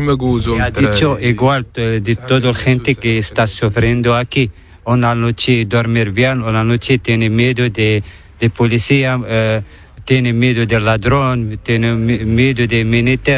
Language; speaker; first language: Spanish; non-native, learner; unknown